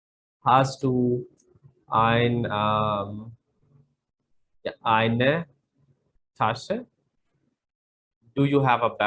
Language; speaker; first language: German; non-native, fluent; Urdu